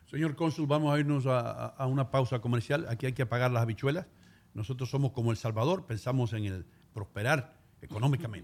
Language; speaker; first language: Spanish; native; Spanish